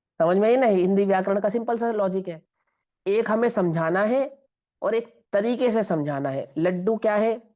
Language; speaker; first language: Hindi; non-native, local second language; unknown